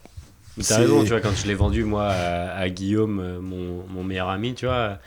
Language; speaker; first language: French; native; French